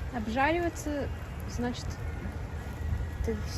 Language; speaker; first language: Russian; early bilingual, heritage; Russian